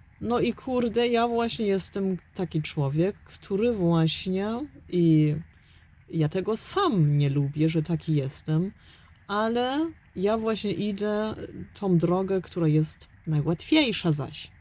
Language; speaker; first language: Polish; early bilingual, heritage; German